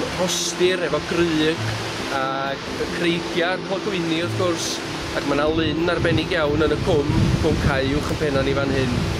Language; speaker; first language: Welsh; native; Welsh